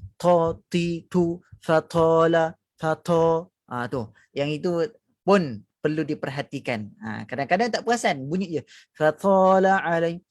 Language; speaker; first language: Malay; native; Malay